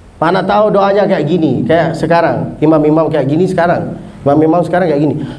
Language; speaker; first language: Malay; non-native, fluent; Arabic